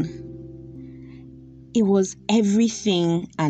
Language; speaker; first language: English; non-native, local second language; Yoruba